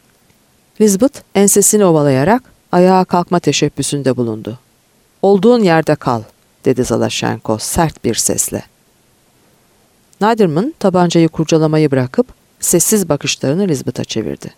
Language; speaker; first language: Turkish; native; Turkish